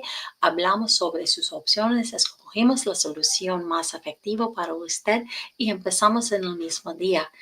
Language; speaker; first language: Spanish; non-native, learner; English